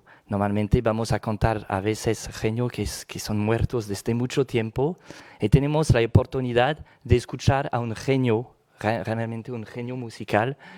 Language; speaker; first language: Spanish; non-native, fluent; French